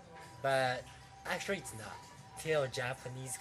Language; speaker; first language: English; non-native, fluent; Japanese